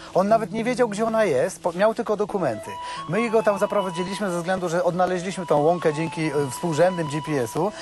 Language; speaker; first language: Polish; native; Polish